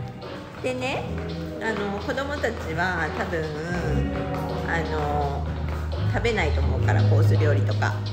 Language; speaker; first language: Japanese; native; Japanese